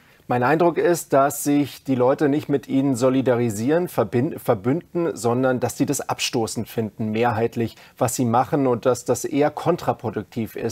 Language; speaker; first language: German; native; German